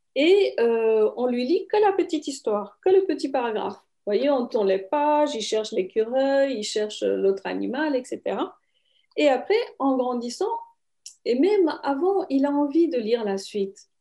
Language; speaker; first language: French; non-native, fluent; Romanian